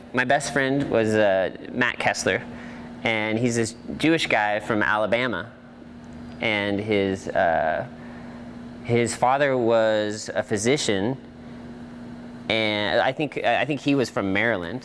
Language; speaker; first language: English; native; English